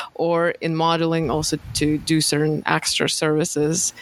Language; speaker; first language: English; non-native, fluent; Russian